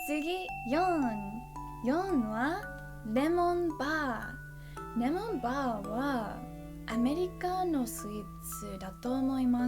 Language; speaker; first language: Japanese; non-native, learner; English